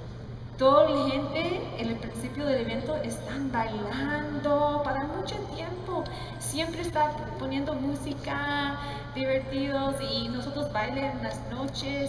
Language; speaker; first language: Spanish; non-native, learner; English